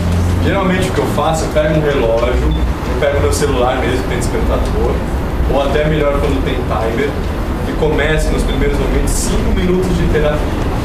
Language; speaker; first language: Portuguese; native; Portuguese